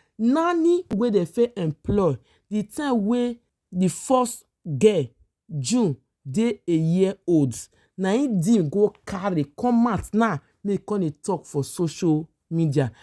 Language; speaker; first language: Nigerian Pidgin; native; Nigerian Pidgin